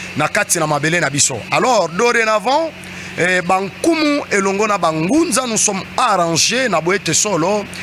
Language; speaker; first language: Lingala; non-native, local second language; Kongo